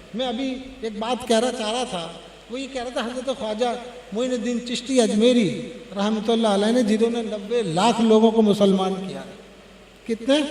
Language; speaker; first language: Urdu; non-native, local second language; Pashto